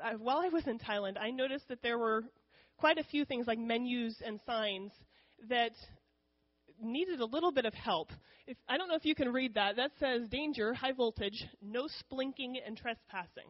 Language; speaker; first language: English; native; English